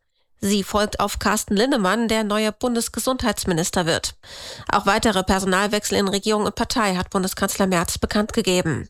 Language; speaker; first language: German; native; German